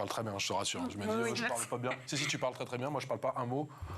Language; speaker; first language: French; native; French